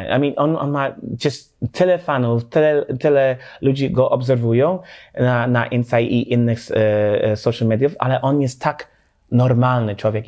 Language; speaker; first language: Polish; non-native, learner; English